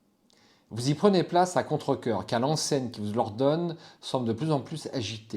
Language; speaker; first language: French; native; French